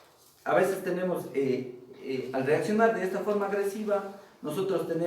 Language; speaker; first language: Spanish; native; Spanish